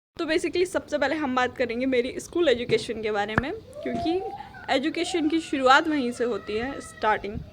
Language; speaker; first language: Hindi; native; Hindi